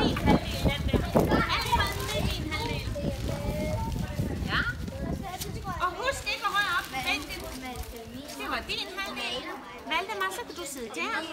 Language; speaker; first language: Danish; native; Danish